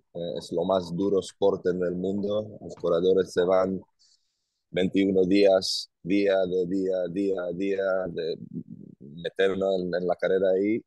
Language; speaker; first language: Spanish; non-native, learner; Hebrew